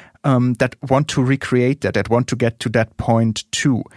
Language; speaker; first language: English; non-native, fluent; German